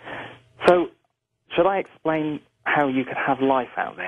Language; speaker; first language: English; native; English